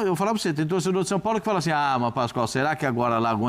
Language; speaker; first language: Portuguese; native; Portuguese